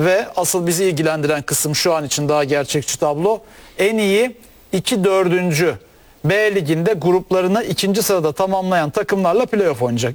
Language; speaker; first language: Turkish; native; Turkish